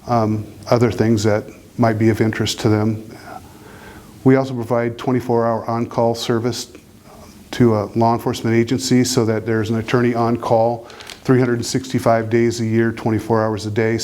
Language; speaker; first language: English; native; English